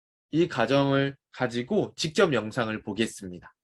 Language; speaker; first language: Korean; native; Korean